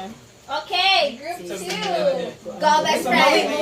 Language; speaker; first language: English; non-native, local second language; Cebuano